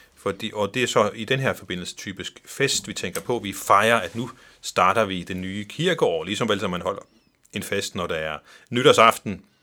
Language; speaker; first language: Danish; non-native, local second language; Faroese